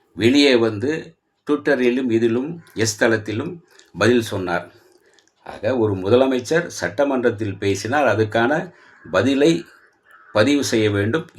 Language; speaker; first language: Tamil; native; Tamil